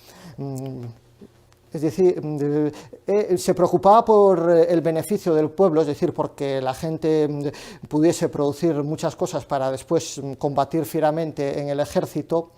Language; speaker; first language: Spanish; native; Spanish